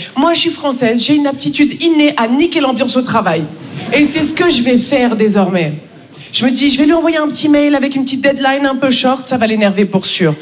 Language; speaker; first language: French; native; French